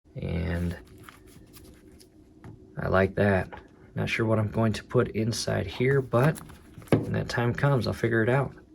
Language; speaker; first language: English; native; English